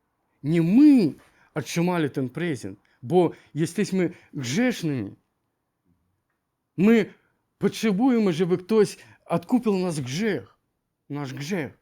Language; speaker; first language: Ukrainian; non-native, learner; Russian